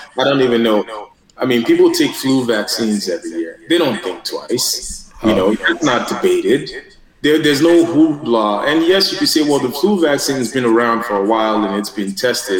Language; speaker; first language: English; non-native, local second language; Yoruba